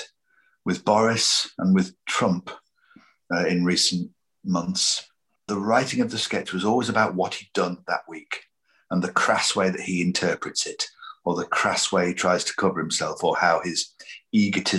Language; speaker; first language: English; native; English